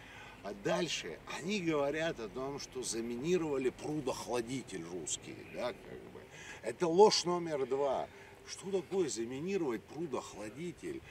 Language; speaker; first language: Russian; native; Russian